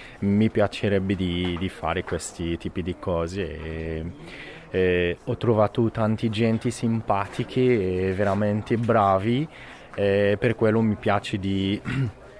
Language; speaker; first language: Italian; non-native, learner; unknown